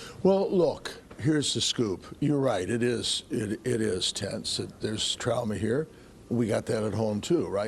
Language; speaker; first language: English; native; English